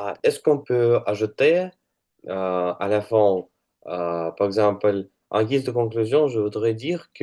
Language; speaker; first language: French; non-native, learner; Russian